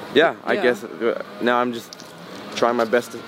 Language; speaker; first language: English; native; English